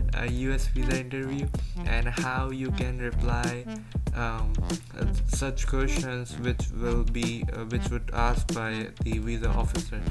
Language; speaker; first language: English; non-native, local second language; Urdu